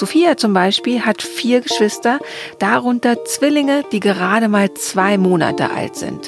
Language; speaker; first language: German; native; German